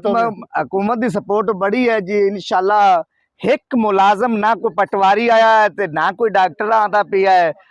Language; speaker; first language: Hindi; non-native, local second language; Punjabi